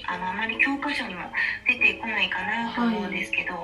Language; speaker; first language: Japanese; native; Japanese